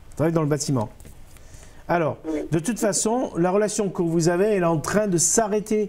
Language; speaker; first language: French; native; French